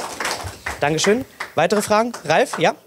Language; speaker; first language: German; native; German